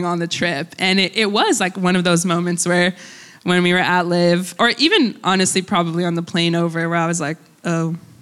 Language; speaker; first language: English; early bilingual, other home language; Russian